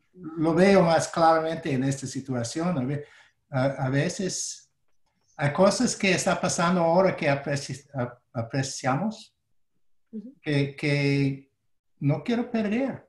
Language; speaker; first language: Spanish; non-native, fluent; English